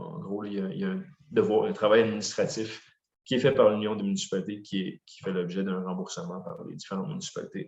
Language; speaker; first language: French; native; French